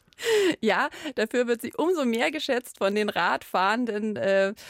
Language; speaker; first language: German; native; German